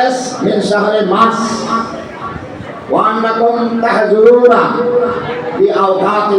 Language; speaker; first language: Arabic; non-native, fluent; Bangla